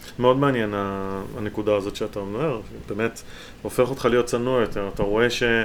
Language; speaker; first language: Hebrew; native; Hebrew